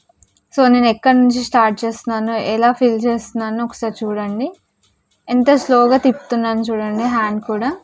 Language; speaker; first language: Telugu; native; Telugu